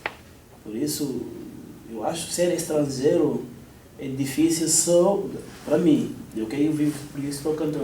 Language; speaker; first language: Portuguese; non-native, fluent; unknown